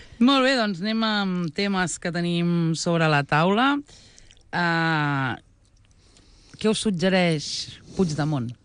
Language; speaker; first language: Catalan; native; Catalan